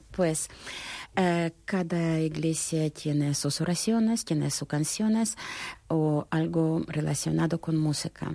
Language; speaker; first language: Spanish; non-native, fluent; Russian